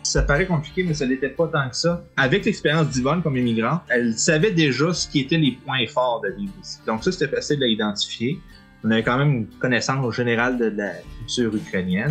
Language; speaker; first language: French; native; French